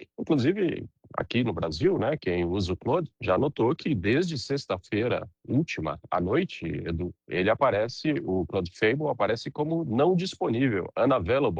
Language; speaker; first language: Portuguese; native; Portuguese